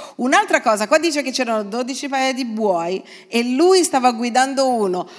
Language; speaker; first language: Italian; non-native, fluent; Portuguese